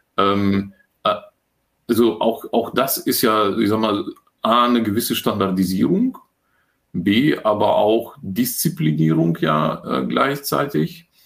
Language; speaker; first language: German; early bilingual, other home language; Russian